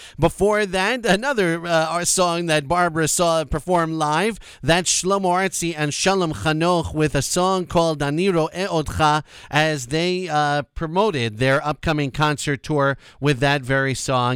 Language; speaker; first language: English; native; English